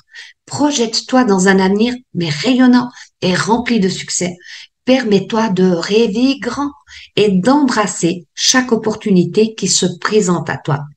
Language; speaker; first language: French; native; French